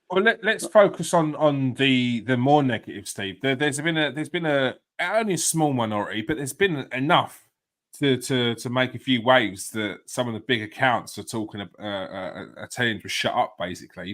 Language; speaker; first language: English; native; English